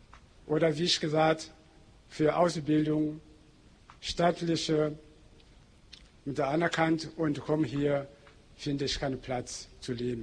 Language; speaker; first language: German; non-native, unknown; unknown